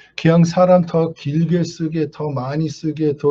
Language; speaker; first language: Korean; early bilingual, heritage; Korean